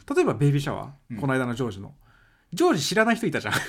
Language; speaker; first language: Japanese; early bilingual, other home language; Portuguese